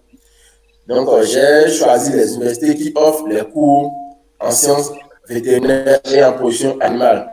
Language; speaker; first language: French; non-native, local second language; Fon